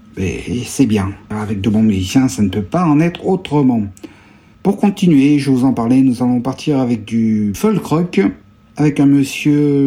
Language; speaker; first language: French; native; French